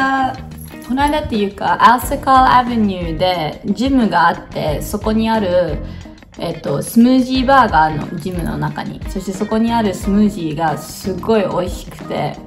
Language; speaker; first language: Japanese; early bilingual, heritage; Japanese